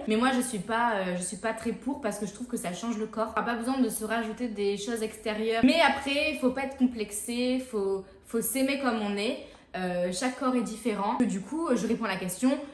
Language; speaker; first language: French; native; French